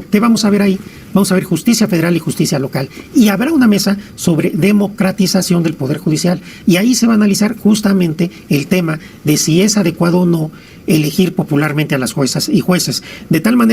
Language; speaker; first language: Spanish; native; Spanish